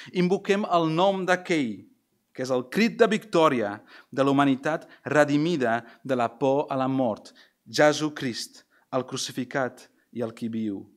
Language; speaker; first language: Catalan; non-native, fluent; English